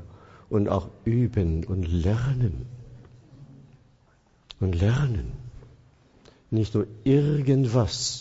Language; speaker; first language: German; non-native, fluent; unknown